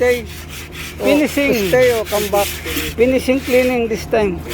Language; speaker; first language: English; non-native, learner; Filipino